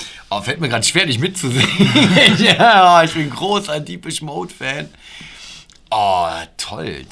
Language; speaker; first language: German; native; German